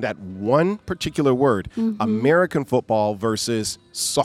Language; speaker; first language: English; native; English